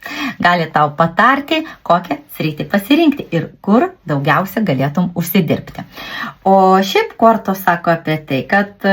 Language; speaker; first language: Lithuanian; native; Lithuanian